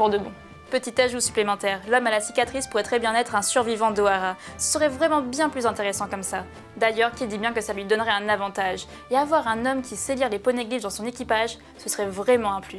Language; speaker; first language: French; native; French